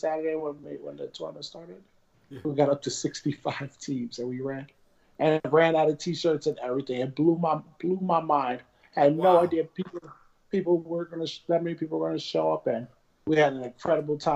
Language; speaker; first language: English; native; English